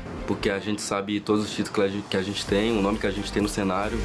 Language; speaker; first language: Portuguese; native; Portuguese